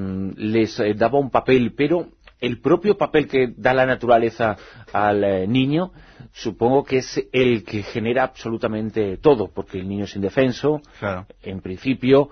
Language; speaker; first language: Spanish; native; Spanish